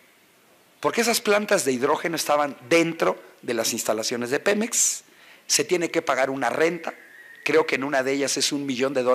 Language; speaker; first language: Spanish; native; Spanish